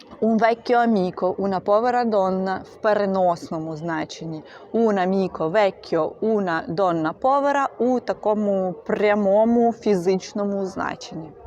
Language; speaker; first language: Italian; non-native, fluent; Ukrainian